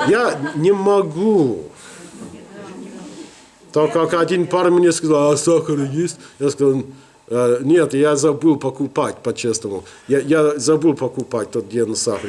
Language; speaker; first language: Russian; non-native, learner; English